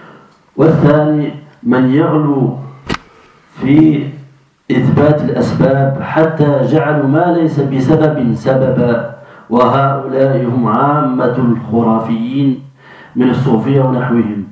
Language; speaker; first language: Arabic; non-native, fluent; French